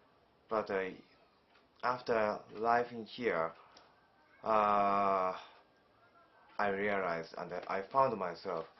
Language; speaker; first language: English; non-native, learner; Japanese